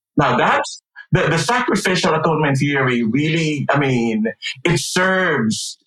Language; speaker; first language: English; non-native, local second language; Filipino